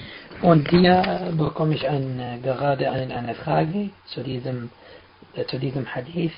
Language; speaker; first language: German; non-native, fluent; Arabic